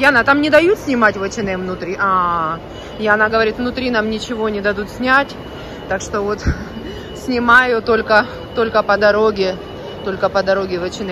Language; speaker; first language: Russian; native; Russian